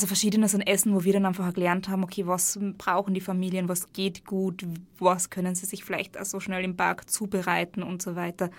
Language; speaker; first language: German; native; German